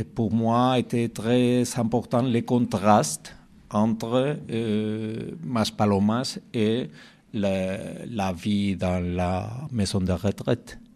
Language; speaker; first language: French; non-native, learner; Spanish